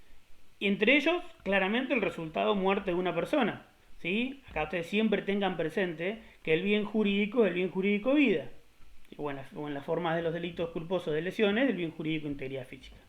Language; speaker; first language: Spanish; native; Spanish